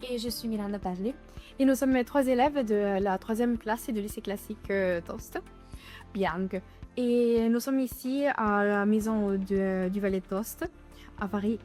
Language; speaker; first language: French; non-native, local second language; Italian